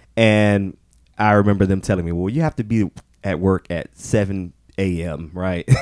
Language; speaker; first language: English; native; English